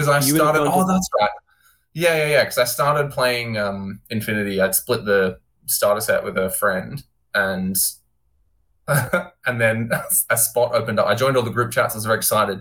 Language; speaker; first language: English; native; English